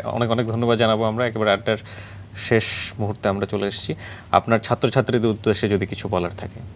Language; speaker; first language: Bangla; native; Bangla